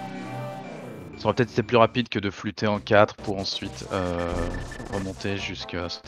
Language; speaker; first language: French; native; French